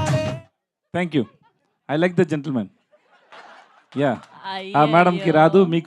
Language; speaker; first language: Telugu; non-native, learner; Tamil